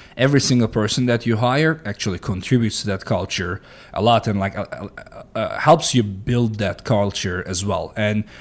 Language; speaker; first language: English; non-native, fluent; Turkish